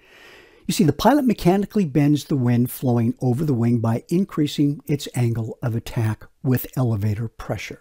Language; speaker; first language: English; native; English